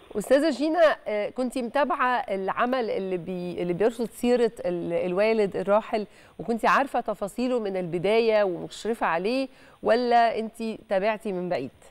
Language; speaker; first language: Arabic; native; Arabic